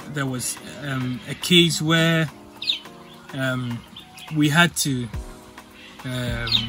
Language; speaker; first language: English; non-native, local second language; Akan